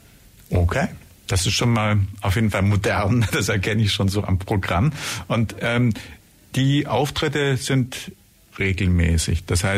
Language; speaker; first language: German; native; German